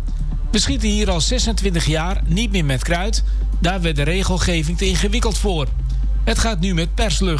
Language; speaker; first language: Dutch; native; Dutch